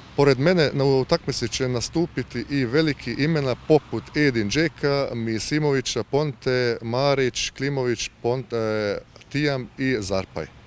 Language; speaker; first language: Bosnian; native; Bosnian